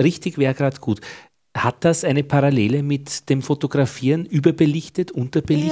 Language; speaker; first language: German; native; German